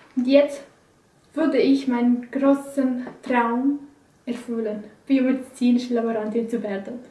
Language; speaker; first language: German; non-native, learner; Arabic